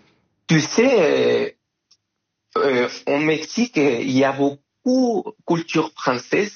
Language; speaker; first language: French; non-native, fluent; Spanish